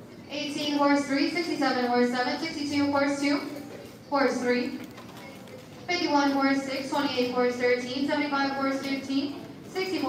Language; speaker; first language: English; native; English